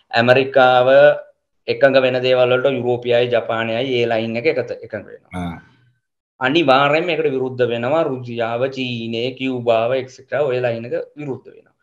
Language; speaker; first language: Sinhala; native; Sinhala